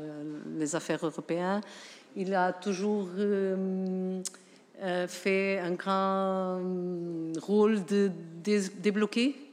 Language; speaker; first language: French; non-native, fluent; Portuguese